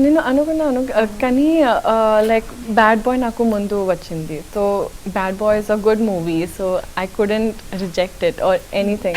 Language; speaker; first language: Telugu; non-native, local second language; Urdu